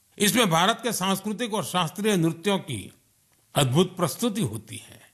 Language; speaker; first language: Hindi; non-native, local second language; Gujarati